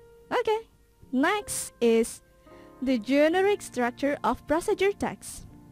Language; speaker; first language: English; non-native, fluent; Indonesian